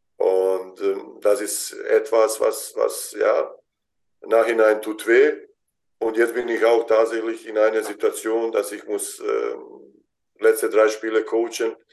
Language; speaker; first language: German; non-native, fluent; Bosnian